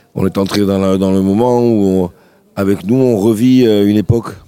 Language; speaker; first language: French; native; French